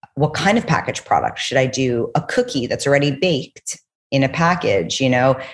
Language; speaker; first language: English; native; English